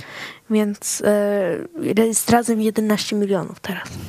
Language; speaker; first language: Polish; early bilingual, heritage; Swedish